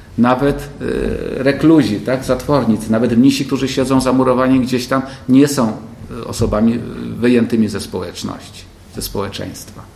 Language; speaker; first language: Polish; native; Polish